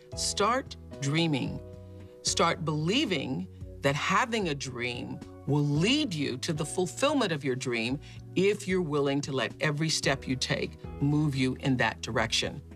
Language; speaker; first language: English; native; English